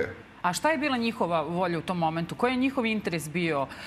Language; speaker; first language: Serbian; native; Serbian